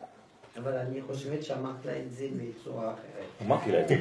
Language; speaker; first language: Hebrew; non-native, fluent; French